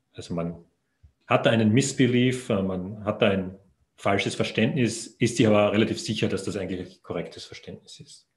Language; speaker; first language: German; native; German